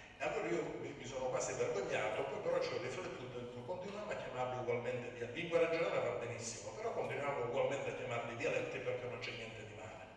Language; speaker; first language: Italian; native; Italian